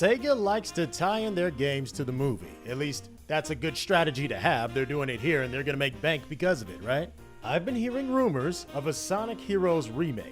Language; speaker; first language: English; native; English